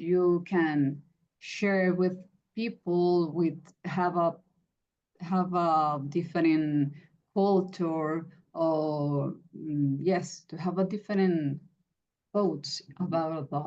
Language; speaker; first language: English; non-native, fluent; Spanish